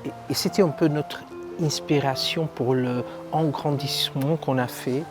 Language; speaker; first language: French; non-native, fluent; Portuguese